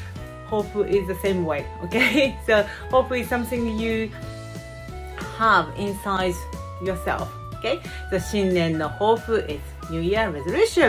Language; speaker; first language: English; non-native, fluent; Japanese